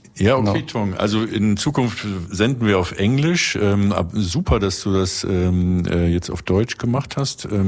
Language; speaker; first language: German; native; German